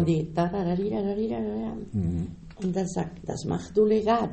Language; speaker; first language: German; non-native, learner; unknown